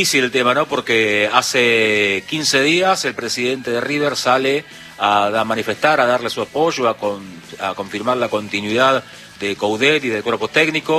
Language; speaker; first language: Spanish; native; Spanish